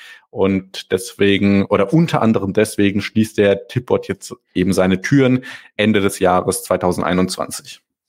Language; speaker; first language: German; native; German